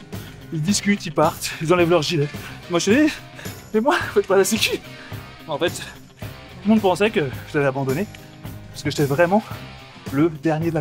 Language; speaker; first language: French; native; French